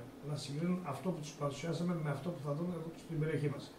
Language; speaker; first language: Greek; native; Greek